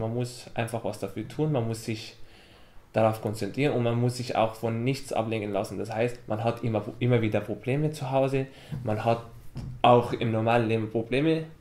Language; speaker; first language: German; non-native, fluent; Arabic